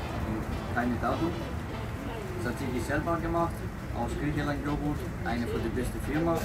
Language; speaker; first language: German; non-native, learner; Greek